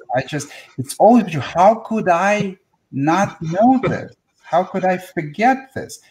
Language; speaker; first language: English; non-native, fluent; Russian